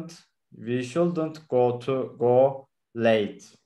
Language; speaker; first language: English; non-native, learner; Turkish